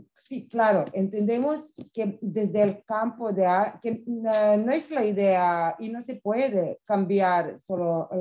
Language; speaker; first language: Spanish; non-native, fluent; Serbian